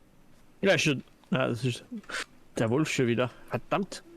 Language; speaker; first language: German; native; German